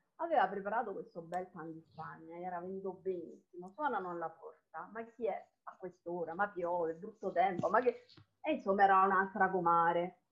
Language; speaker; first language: Italian; non-native, local second language; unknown